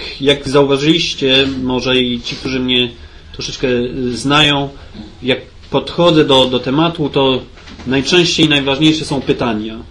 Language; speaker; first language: Polish; early bilingual, heritage; Polish